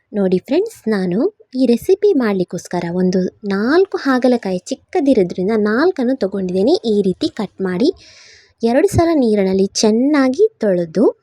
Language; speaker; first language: Kannada; non-native, local second language; Tulu